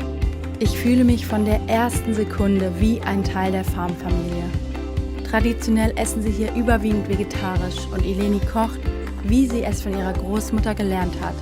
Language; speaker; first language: German; native; German